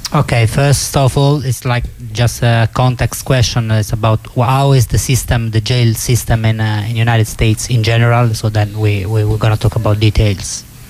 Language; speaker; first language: English; non-native, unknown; Italian